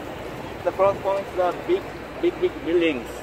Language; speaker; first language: English; non-native, learner; Japanese